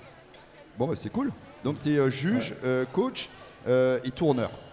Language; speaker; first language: French; native; French